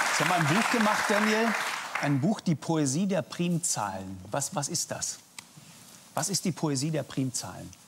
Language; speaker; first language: German; native; German